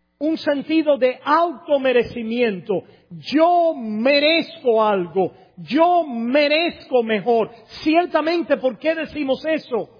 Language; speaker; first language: Spanish; native; Spanish